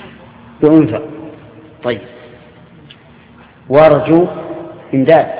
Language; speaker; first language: Arabic; native; Arabic